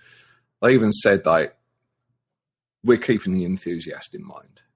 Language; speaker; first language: English; native; English